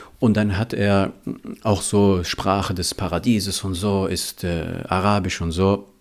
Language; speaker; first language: German; early bilingual, other home language; Riffian